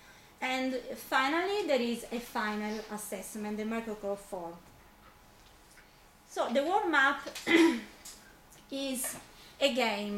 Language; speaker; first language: English; non-native, fluent; Italian